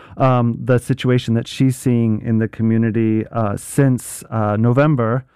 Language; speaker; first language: English; native; English